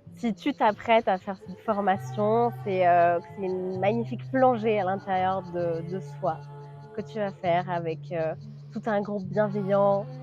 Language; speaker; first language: French; non-native, fluent; Spanish